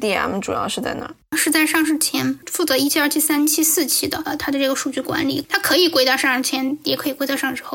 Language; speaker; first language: Chinese; native; Chinese